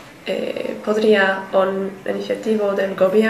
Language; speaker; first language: Spanish; non-native, learner; English